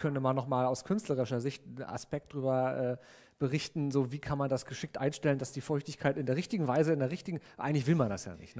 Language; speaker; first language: German; native; German